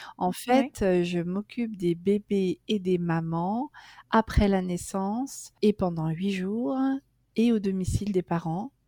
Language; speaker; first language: French; native; French